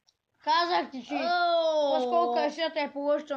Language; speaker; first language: Bulgarian; native; Bulgarian